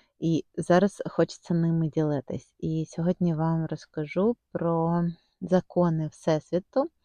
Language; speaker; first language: Ukrainian; non-native, local second language; Russian